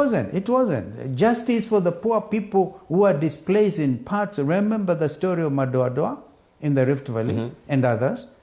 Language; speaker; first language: English; non-native, local second language; Kamba